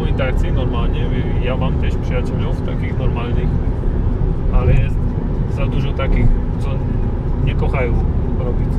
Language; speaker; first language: Polish; non-native, learner; Slovak